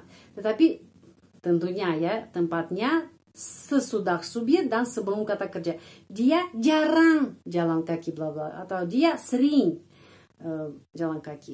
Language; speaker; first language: Indonesian; non-native, fluent; Russian